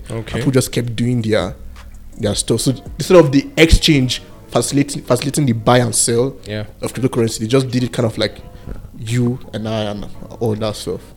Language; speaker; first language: English; non-native, local second language; Igbo